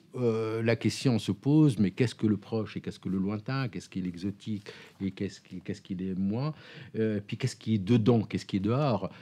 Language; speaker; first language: French; non-native, local second language; Arabic